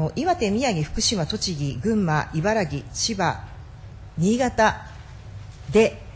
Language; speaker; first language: Japanese; native; Japanese